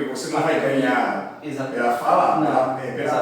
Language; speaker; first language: Portuguese; non-native, learner; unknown